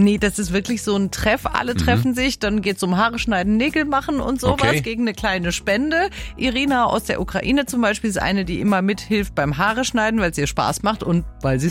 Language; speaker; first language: German; native; German